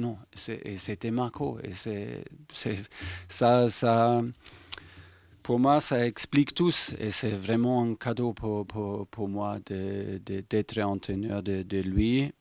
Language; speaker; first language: French; non-native, fluent; German